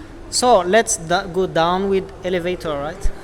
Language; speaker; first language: English; non-native, learner; French